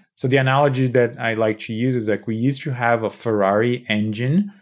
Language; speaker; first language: English; non-native, fluent; Portuguese